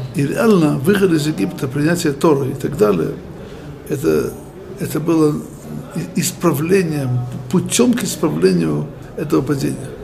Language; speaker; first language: Russian; early bilingual, heritage; Russian